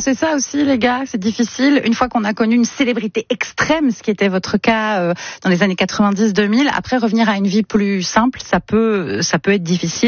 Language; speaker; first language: French; native; French